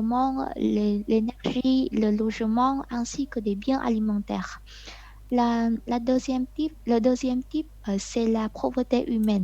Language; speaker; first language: French; non-native, learner; Vietnamese